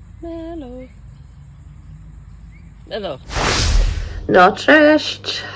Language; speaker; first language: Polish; early bilingual, heritage; Polish